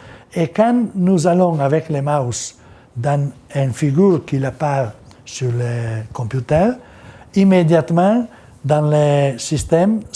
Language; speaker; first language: French; non-native, learner; Italian